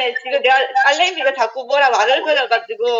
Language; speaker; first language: Korean; non-native, learner; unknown